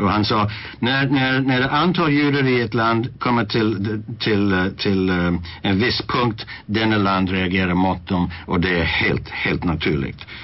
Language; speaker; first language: Swedish; non-native, fluent; English